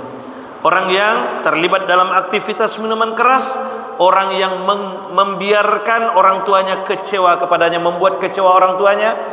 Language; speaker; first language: Indonesian; native; Indonesian